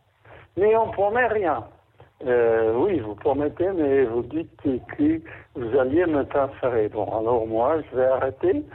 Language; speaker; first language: French; non-native, fluent; Portuguese